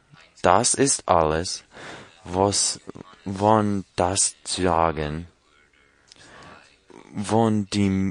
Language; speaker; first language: German; non-native, learner; English